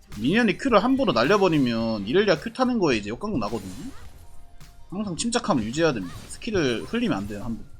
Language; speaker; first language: Korean; native; Korean